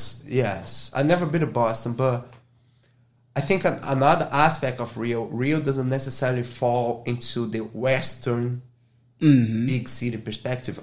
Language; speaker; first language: English; non-native, fluent; Portuguese